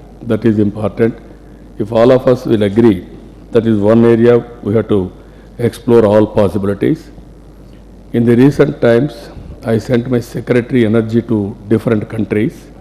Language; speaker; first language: English; non-native, local second language; Telugu